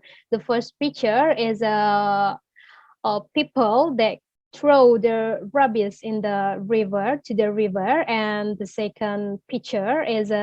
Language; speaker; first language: English; non-native, learner; Indonesian